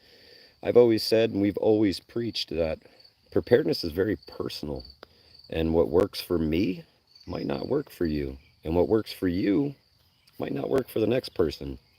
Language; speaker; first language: English; native; English